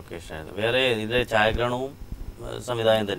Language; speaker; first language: Malayalam; native; Malayalam